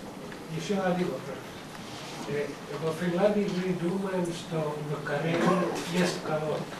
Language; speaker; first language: Russian; non-native, learner; Finnish